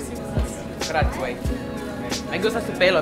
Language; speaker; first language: Spanish; non-native, fluent; English